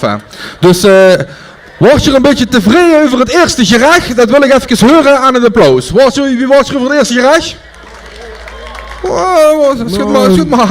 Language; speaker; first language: Dutch; native; Dutch